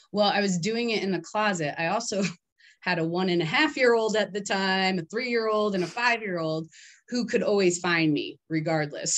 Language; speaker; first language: English; native; English